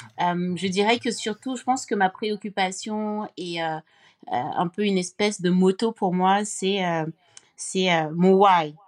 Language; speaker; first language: French; native; French